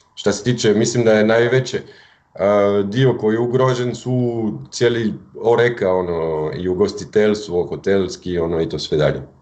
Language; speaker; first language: Croatian; non-native, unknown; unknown